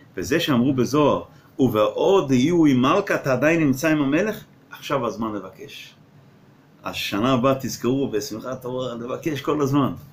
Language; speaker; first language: Hebrew; non-native, fluent; English